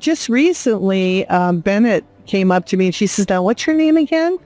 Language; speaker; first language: English; native; English